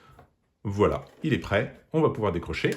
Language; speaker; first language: French; native; French